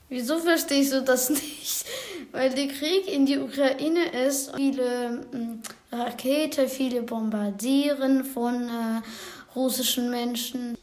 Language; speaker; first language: German; non-native, learner; Ukrainian